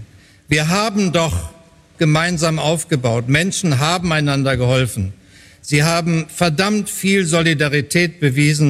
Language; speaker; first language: German; native; German